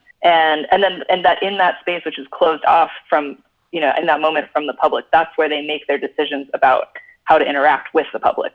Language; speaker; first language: English; native; English